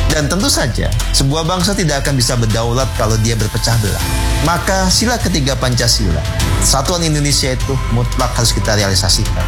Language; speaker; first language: Indonesian; native; Indonesian